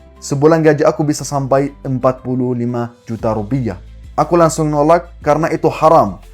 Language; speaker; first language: Indonesian; non-native, fluent; Arabic